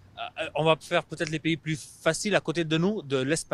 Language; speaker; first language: French; non-native, fluent; English